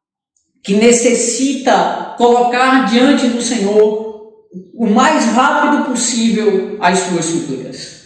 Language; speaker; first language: Portuguese; native; Portuguese